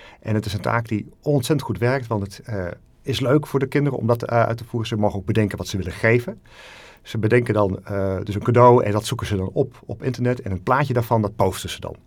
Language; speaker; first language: Dutch; native; Dutch